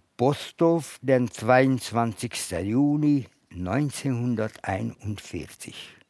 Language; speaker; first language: German; non-native, fluent; Hungarian